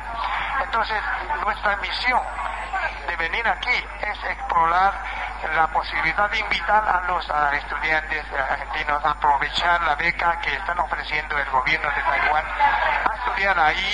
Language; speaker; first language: Spanish; non-native, fluent; Chinese